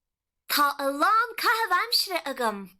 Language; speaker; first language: Irish; non-native, local second language; English